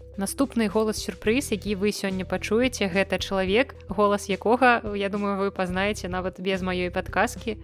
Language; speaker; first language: Belarusian; native; Belarusian